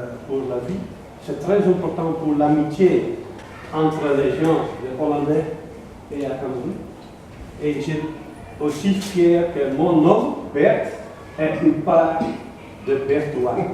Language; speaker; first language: French; non-native, learner; Dutch